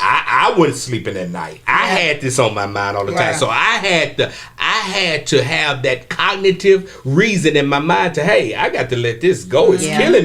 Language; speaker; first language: English; native; English